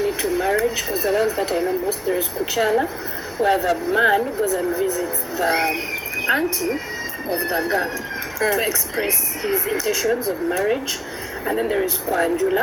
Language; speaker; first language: English; non-native, local second language; Ganda